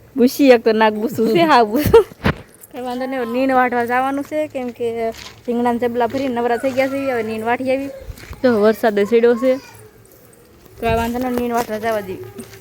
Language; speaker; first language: Gujarati; native; Gujarati